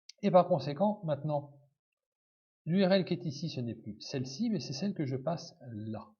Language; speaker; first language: French; native; French